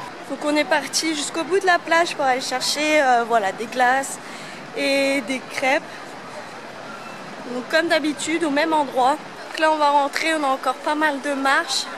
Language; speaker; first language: French; native; French